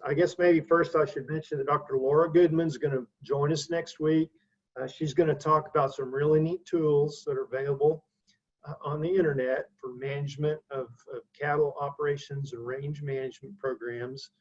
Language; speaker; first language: English; native; English